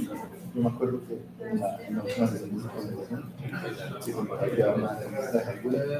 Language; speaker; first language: Spanish; native; Spanish